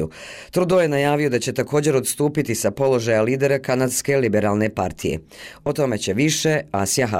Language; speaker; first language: Serbian; native; Serbian